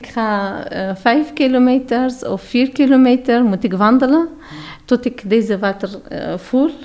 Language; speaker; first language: Dutch; non-native, learner; Arabic